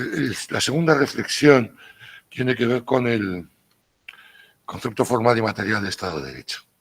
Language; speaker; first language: Spanish; native; Spanish